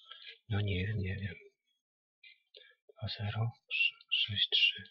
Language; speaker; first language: Polish; native; Polish